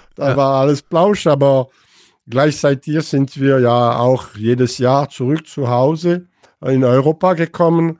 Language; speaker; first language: German; non-native, fluent; French